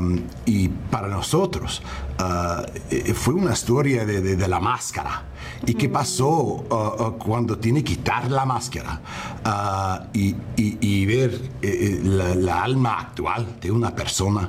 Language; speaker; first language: Spanish; early bilingual, heritage; English